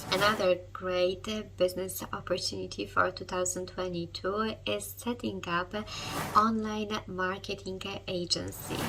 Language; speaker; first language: English; non-native, fluent; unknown